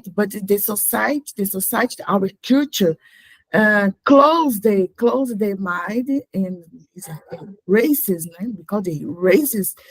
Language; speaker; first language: English; non-native, learner; Portuguese